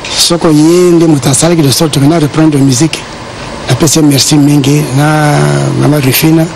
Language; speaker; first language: Lingala; non-native, local second language; Mongo